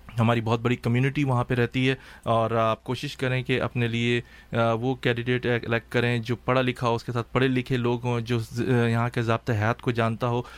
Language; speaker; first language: Urdu; native; Urdu